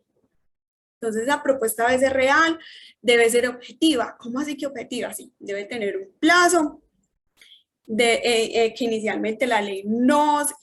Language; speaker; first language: Spanish; native; Spanish